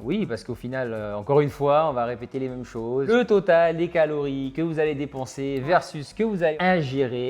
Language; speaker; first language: French; native; French